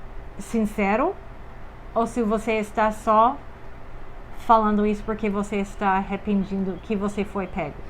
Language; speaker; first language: Portuguese; non-native, fluent; English